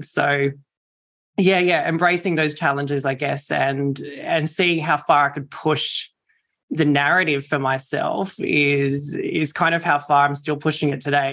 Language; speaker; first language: English; native; English